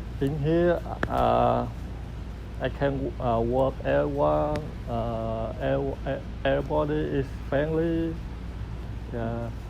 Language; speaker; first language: English; non-native, learner; Vietnamese